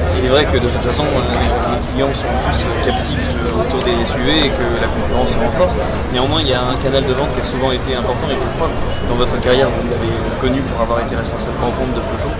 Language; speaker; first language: French; native; French